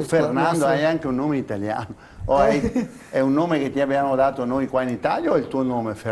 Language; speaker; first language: Italian; native; Italian